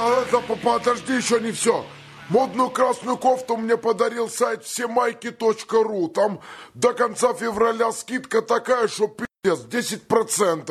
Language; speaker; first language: Russian; native; Russian